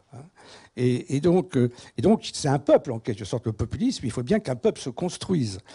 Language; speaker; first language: French; native; French